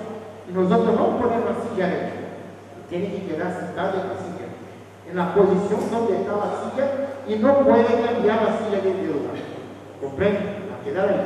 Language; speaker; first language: Spanish; non-native, fluent; Portuguese